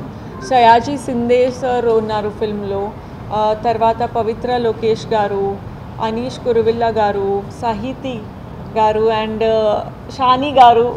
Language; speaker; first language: Telugu; non-native, fluent; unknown